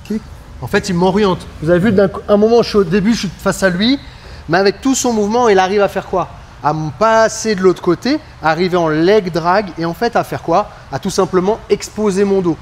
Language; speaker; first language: French; native; French